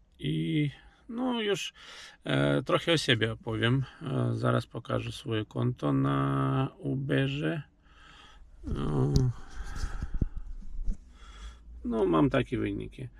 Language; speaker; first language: Polish; non-native, learner; Ukrainian